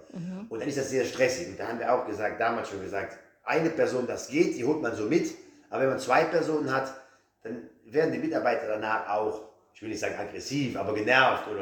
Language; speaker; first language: German; native; German